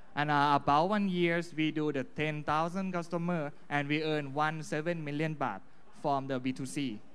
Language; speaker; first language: English; non-native, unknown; Thai